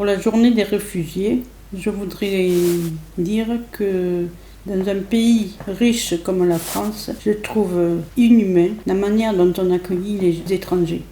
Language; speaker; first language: French; native; French